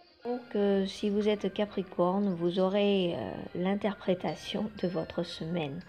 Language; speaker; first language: French; non-native, fluent; Spanish